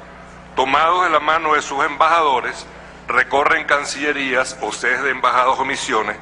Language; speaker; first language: Spanish; native; Spanish